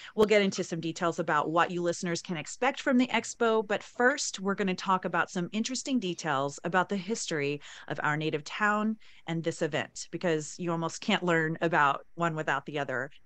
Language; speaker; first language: English; native; English